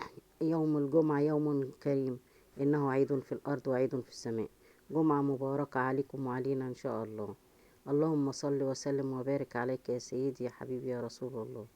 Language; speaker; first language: Arabic; native; Arabic